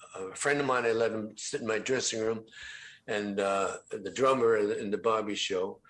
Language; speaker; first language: English; native; English